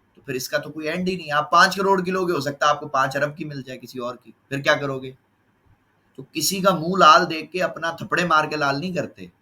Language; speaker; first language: Urdu; non-native, local second language; Punjabi